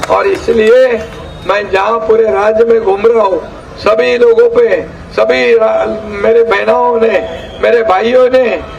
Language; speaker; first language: Hindi; non-native, local second language; Marathi